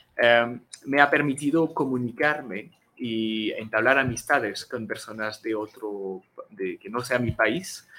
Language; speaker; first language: Spanish; non-native, fluent; French